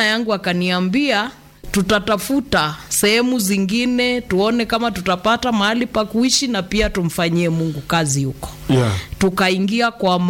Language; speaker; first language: Swahili; non-native, local second language; Kamba